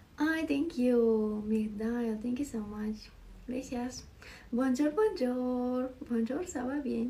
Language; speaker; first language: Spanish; non-native, learner; Russian